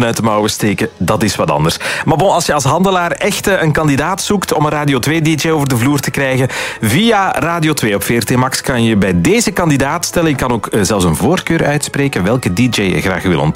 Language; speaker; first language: Dutch; native; Dutch